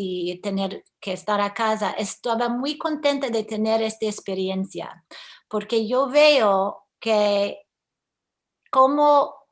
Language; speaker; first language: Spanish; early bilingual, heritage; English